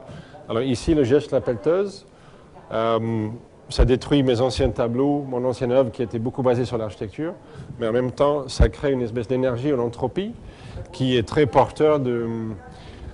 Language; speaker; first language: French; non-native, fluent; English